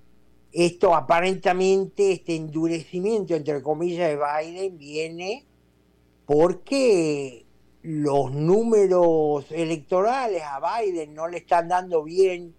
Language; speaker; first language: Spanish; native; Spanish